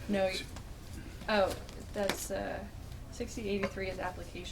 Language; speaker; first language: English; native; English